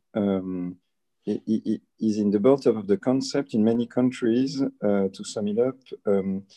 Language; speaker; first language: English; early bilingual, other home language; Spanish